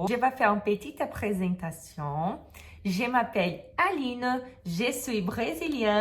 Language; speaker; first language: French; non-native, fluent; Portuguese